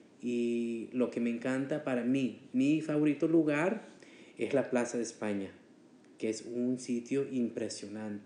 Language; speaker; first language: Spanish; early bilingual, heritage; Spanish